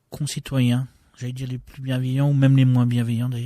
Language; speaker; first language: French; native; French